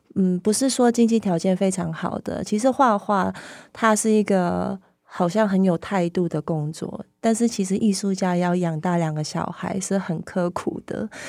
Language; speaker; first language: Chinese; non-native, local second language; Cantonese